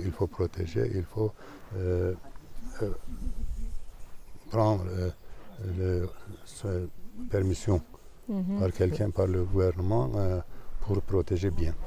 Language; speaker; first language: French; non-native, fluent; Turkish